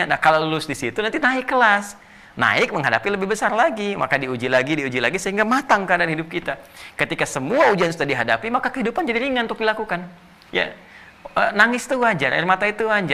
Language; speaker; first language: Indonesian; native; Indonesian